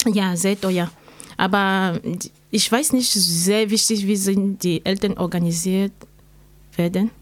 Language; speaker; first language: German; non-native, learner; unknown